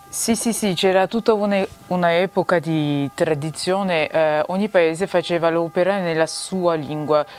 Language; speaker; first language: Italian; non-native, fluent; Armenian